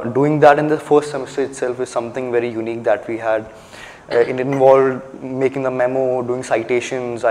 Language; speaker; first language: English; non-native, local second language; Hindi